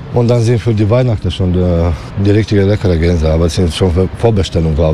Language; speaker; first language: German; non-native, learner; Romanian